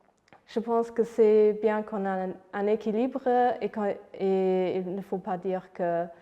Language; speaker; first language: French; non-native, fluent; Luxembourgish